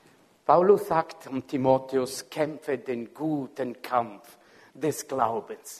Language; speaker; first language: German; non-native, fluent; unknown